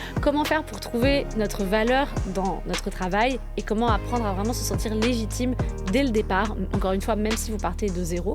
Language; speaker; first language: French; native; French